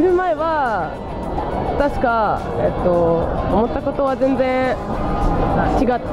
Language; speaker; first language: Japanese; non-native, learner; French